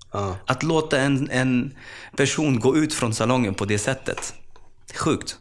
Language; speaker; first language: Swedish; early bilingual, other home language; Arabic